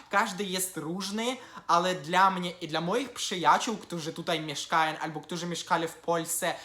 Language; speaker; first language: Polish; non-native, fluent; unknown